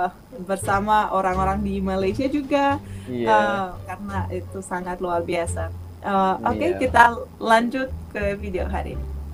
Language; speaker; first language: Indonesian; non-native, fluent; Russian